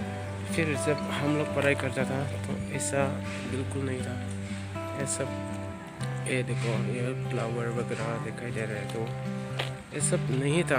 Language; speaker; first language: Hindi; non-native, local second language; Bodo